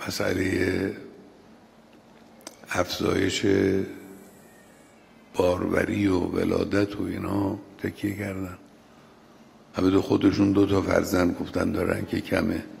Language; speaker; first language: Persian; native; Persian